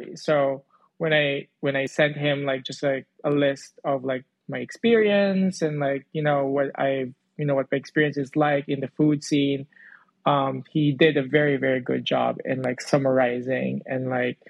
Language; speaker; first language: English; non-native, local second language; Cebuano